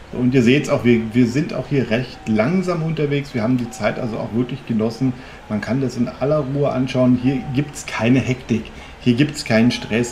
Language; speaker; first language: German; native; German